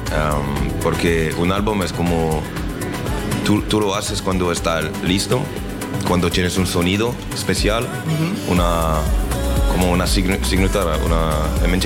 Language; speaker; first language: Spanish; non-native, learner; French